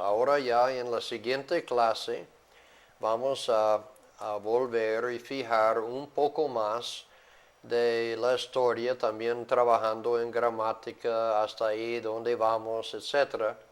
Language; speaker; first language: Spanish; non-native, fluent; English